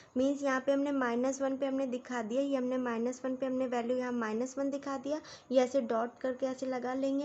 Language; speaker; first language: Hindi; native; Hindi